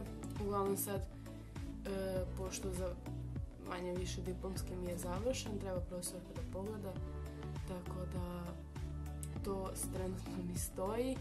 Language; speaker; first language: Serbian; non-native, local second language; Slovak